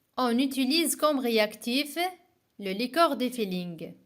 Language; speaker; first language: French; non-native, local second language; Arabic